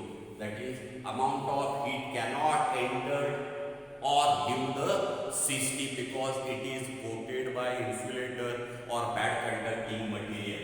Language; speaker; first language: English; non-native, local second language; Marathi